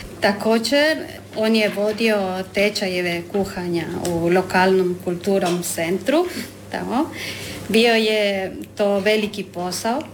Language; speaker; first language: Croatian; non-native, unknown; Spanish